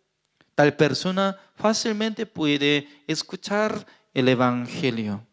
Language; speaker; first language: Spanish; non-native, fluent; Korean